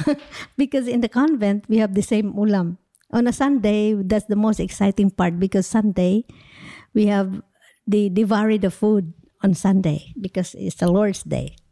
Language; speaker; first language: English; non-native, local second language; Hiligaynon